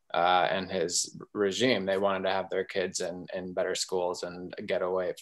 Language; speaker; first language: English; native; English